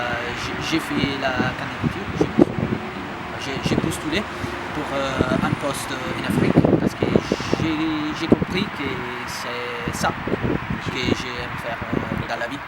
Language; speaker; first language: French; non-native, fluent; Italian